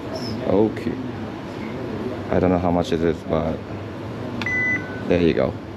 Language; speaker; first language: English; non-native, fluent; Japanese